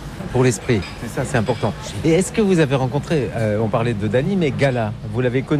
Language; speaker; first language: French; native; French